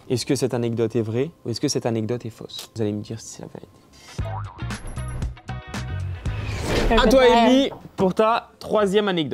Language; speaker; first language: French; native; French